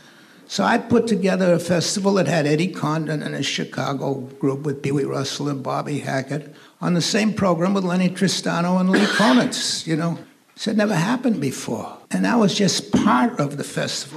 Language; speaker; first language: English; native; English